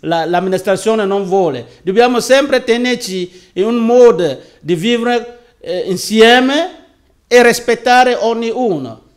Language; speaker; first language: Italian; non-native, learner; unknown